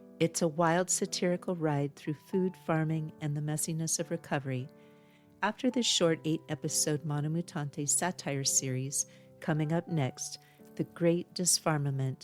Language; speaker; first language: English; native; English